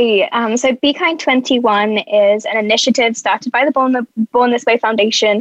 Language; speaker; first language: English; native; English